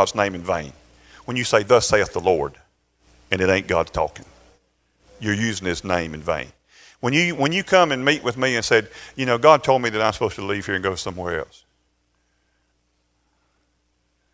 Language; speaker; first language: English; native; English